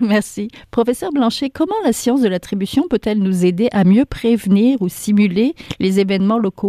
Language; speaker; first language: French; native; French